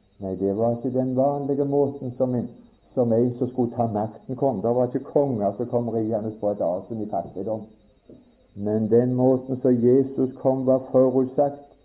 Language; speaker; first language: Norwegian; native; Norwegian